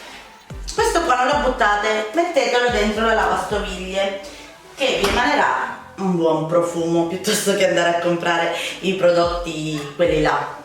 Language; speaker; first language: Italian; native; Italian